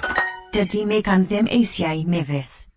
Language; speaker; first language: Welsh; non-native, learner; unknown